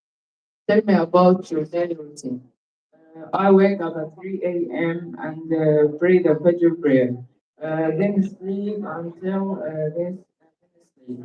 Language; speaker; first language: English; non-native, learner; Arabic